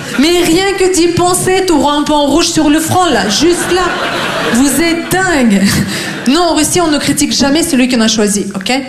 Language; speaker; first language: French; non-native, fluent; Russian